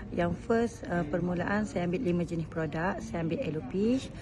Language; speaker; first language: Malay; native; Malay